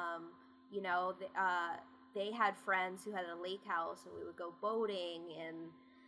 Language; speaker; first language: English; native; English